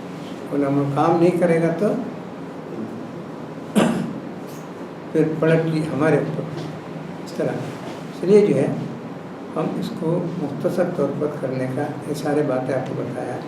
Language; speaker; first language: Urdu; non-native, local second language; Malayalam